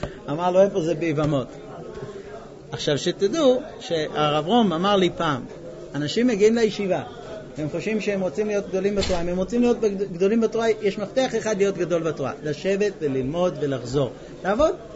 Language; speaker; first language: Hebrew; non-native, fluent; English